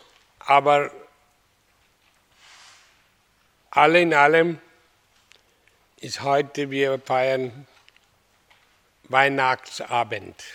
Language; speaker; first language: German; non-native, learner; Hindi